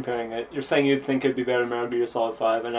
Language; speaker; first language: English; native; English